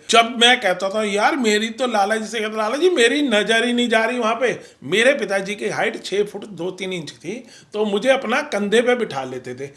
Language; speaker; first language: Hindi; non-native, local second language; Punjabi